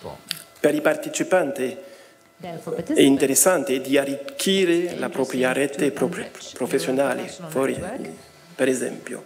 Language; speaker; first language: Italian; non-native, fluent; French